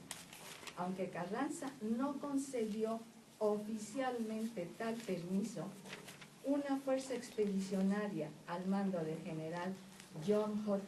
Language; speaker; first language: Spanish; native; Spanish